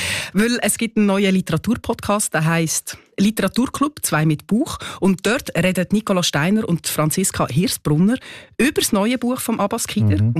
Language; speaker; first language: German; native; German